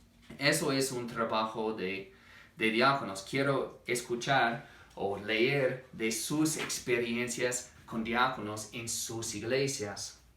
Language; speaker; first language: Spanish; non-native, fluent; English